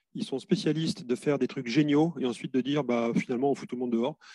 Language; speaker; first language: French; native; French